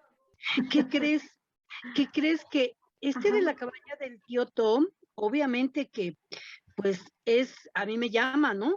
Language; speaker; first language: Spanish; native; Spanish